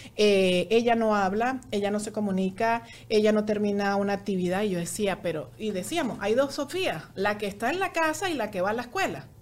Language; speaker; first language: Spanish; native; Spanish